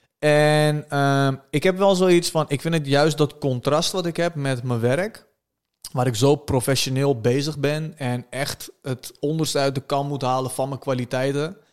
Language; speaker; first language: Dutch; early bilingual, other home language; Turkish